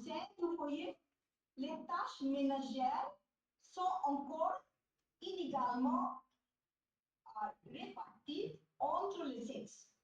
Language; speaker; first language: French; non-native, learner; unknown